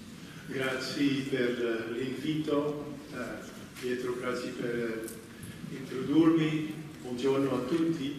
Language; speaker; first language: Italian; non-native, fluent; Dutch